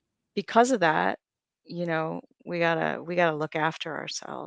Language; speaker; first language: English; native; English